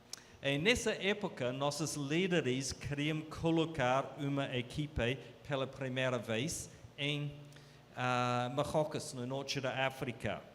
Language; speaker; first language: Portuguese; non-native, fluent; English